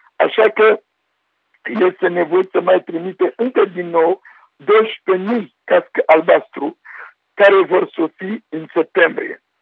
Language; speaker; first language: Romanian; non-native, fluent; Sango